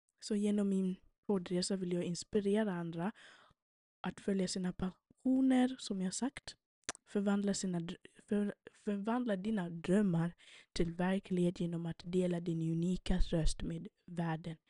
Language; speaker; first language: Swedish; early bilingual, other home language; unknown